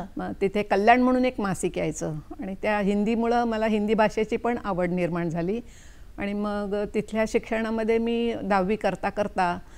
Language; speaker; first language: Marathi; non-native, local second language; Kannada